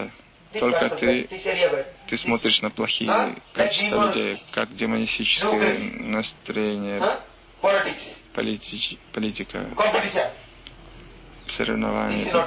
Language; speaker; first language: Russian; non-native, learner; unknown